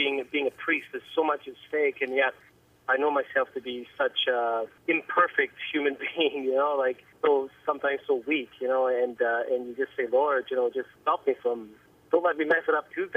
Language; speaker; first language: English; native; English